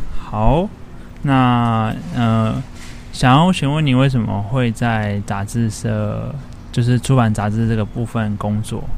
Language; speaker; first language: Chinese; native; Chinese